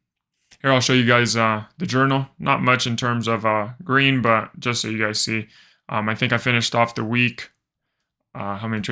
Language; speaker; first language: English; native; English